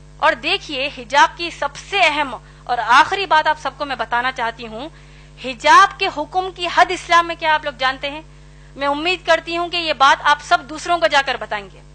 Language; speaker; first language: Urdu; native; Urdu